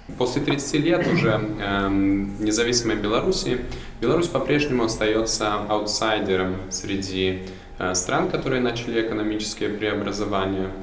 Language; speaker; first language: Russian; native; Russian